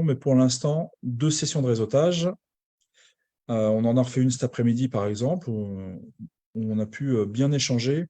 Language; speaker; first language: French; native; French